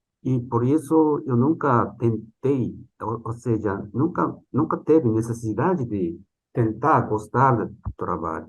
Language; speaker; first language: Portuguese; non-native, fluent; Japanese